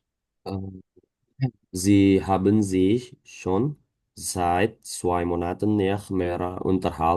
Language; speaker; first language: German; non-native, learner; Indonesian